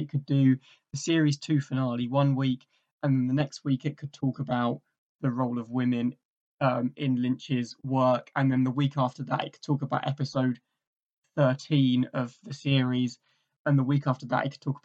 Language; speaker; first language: English; native; English